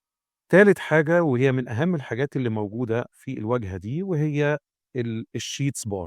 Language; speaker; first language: Arabic; native; Arabic